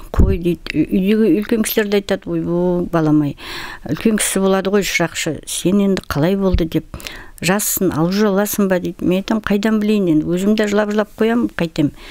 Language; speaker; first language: Kazakh; non-native, local second language; Russian